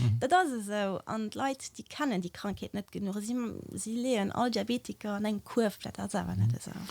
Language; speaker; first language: Luxembourgish; early bilingual, other home language; Portuguese